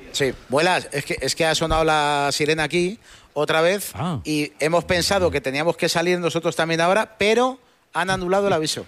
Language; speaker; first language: Spanish; native; Spanish